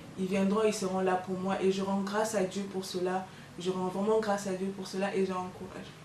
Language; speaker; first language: French; non-native, local second language; Lingala